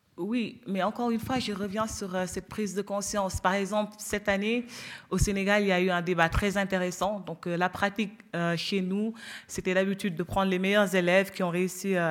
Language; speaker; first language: French; non-native, local second language; Wolof